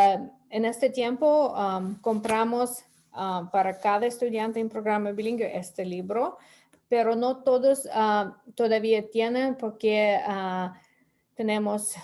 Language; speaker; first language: Spanish; non-native, fluent; English